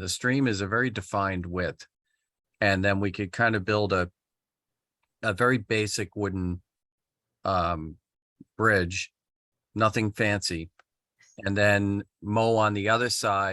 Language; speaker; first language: English; native; English